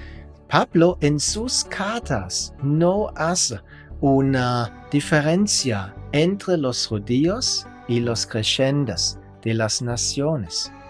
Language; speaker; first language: Spanish; non-native, fluent; German